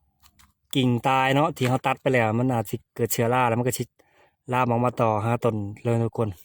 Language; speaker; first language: Thai; non-native, local second language; Lao